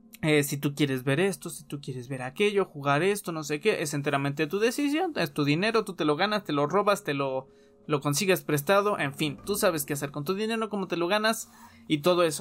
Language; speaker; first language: Spanish; native; Spanish